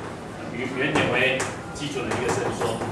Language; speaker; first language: Chinese; native; Chinese